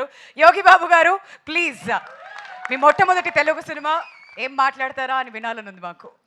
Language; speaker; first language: Telugu; native; Telugu